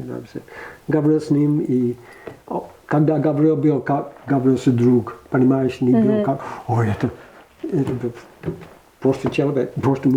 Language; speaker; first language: Russian; non-native, learner; English